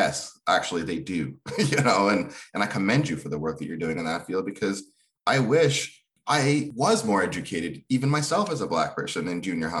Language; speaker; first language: English; early bilingual, other home language; Swahili